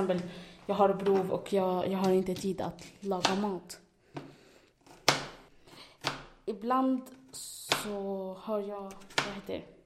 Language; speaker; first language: Swedish; non-native, learner; Arabic